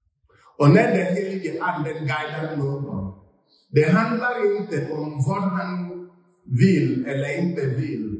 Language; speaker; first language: Swedish; non-native, fluent; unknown